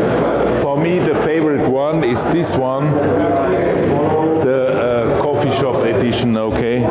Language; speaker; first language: English; non-native, fluent; German